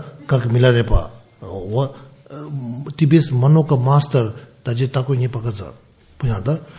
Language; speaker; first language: Russian; non-native, learner; Tibetan